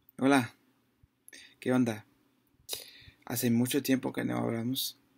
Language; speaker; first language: Spanish; non-native, learner; English